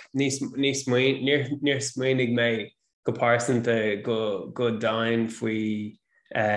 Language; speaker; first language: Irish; non-native, local second language; English